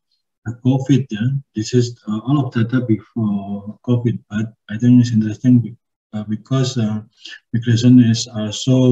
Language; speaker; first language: English; non-native, learner; Indonesian